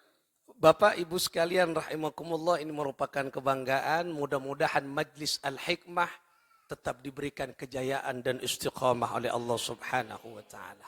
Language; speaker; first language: Indonesian; non-native, local second language; Madurese